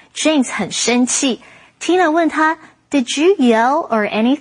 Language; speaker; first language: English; non-native, fluent; Chinese